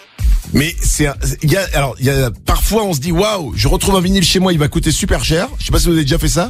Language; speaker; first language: French; native; French